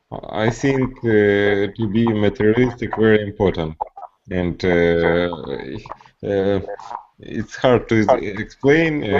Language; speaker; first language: English; non-native, learner; Russian